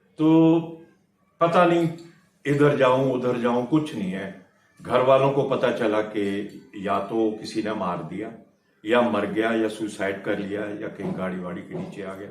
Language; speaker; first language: Hindi; native; Hindi